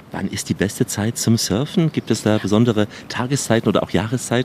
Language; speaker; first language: German; native; German